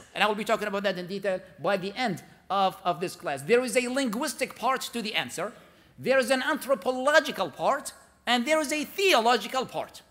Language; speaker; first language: English; non-native, fluent; Arabic